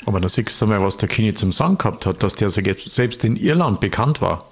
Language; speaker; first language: German; native; German